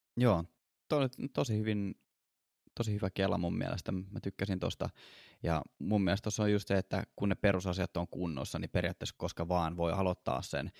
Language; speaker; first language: Finnish; native; Finnish